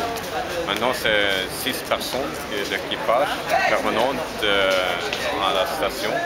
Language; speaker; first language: French; non-native, fluent; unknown